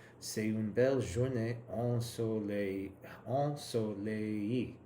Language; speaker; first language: French; non-native, learner; English